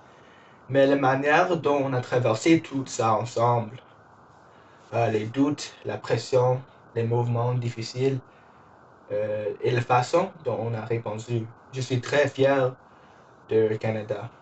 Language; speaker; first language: French; non-native, learner; English